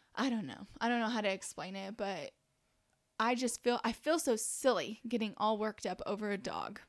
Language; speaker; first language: English; native; English